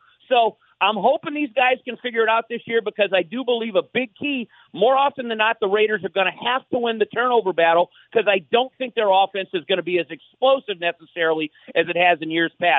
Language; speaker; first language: English; native; English